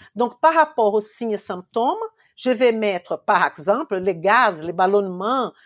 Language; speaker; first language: French; non-native, fluent; Portuguese